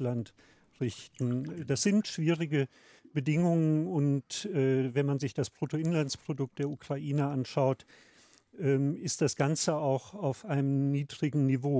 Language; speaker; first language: German; native; German